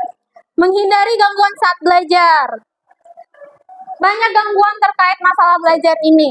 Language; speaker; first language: Indonesian; native; Indonesian